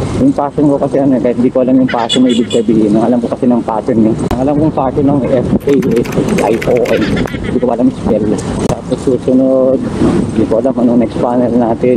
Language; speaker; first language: Filipino; non-native, local second language; Iloko